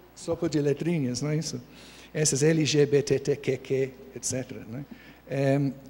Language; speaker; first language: Portuguese; non-native, fluent; English